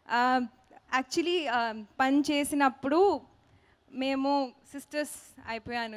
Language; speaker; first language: Telugu; non-native, local second language; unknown